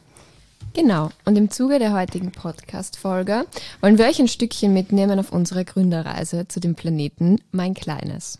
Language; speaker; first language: German; native; German